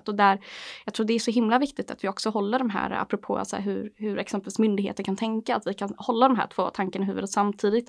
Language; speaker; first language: Swedish; native; Swedish